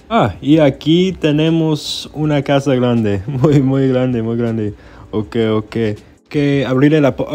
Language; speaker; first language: Spanish; non-native, learner; English